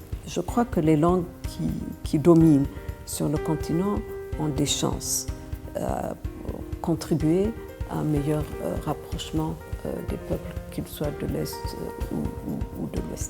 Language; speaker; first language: French; non-native, fluent; Amharic